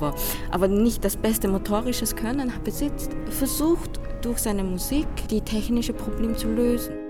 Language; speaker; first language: German; non-native, fluent; Korean